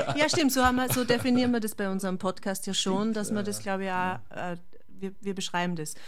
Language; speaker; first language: German; native; German